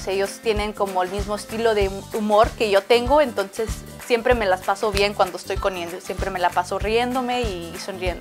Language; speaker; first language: Spanish; early bilingual, heritage; Spanish